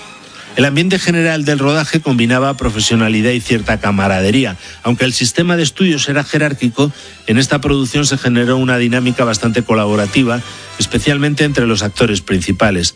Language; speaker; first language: Spanish; native; Spanish